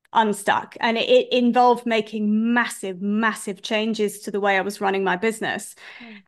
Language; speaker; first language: English; native; English